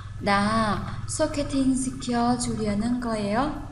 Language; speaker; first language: Korean; non-native, fluent; Vietnamese